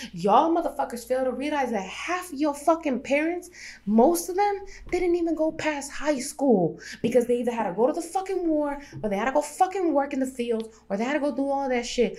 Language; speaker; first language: English; early bilingual, other home language; Spanish